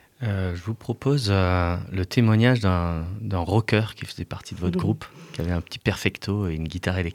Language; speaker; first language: French; native; French